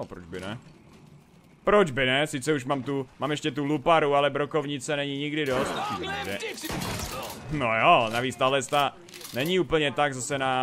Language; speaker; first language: Czech; native; Czech